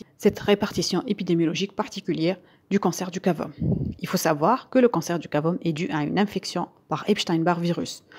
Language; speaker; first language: French; non-native, local second language; Arabic